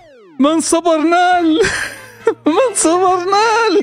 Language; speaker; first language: Arabic; native; Arabic